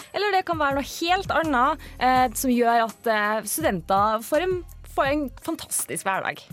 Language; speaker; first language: Norwegian; native; Norwegian